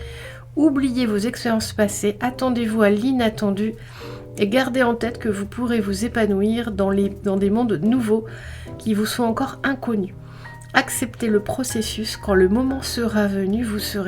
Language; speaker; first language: French; native; French